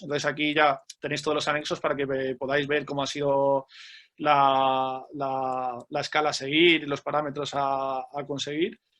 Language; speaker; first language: Spanish; native; Spanish